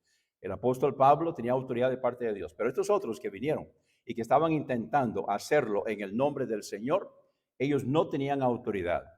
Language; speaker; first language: Spanish; native; Spanish